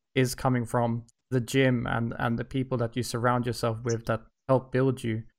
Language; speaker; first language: English; native; English